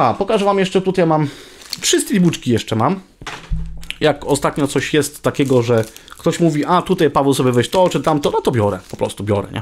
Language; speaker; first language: Polish; native; Polish